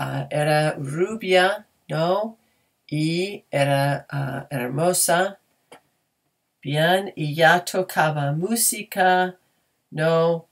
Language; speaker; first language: Spanish; non-native, fluent; English